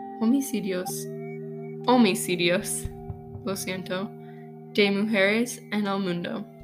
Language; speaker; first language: Spanish; non-native, learner; English